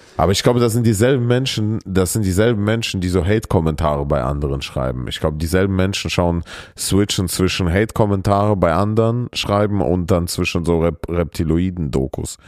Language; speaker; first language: German; early bilingual, other home language; Russian